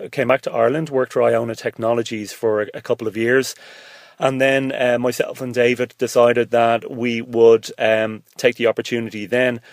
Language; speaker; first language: English; native; English